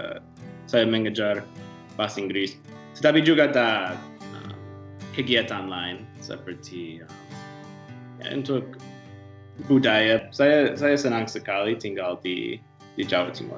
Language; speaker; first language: Indonesian; non-native, learner; English